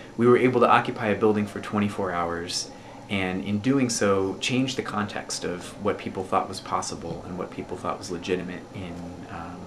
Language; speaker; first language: English; native; English